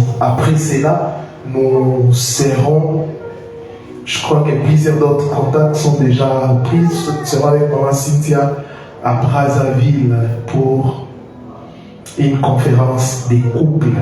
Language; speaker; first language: French; non-native, local second language; Lingala